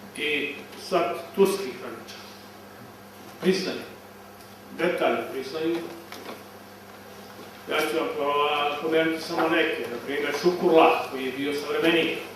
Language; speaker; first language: Bosnian; native; Bosnian